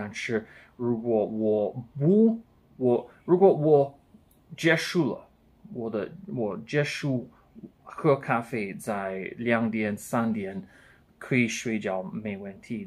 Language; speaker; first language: Chinese; non-native, learner; English